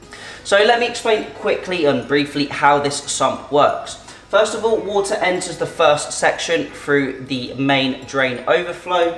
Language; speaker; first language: English; native; English